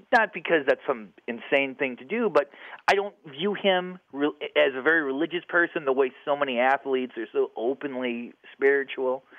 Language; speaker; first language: English; native; English